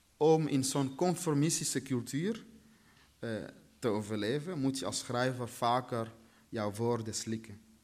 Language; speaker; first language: Dutch; early bilingual, other home language; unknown